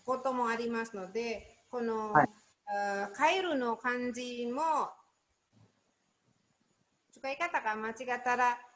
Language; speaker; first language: Japanese; non-native, learner; Indonesian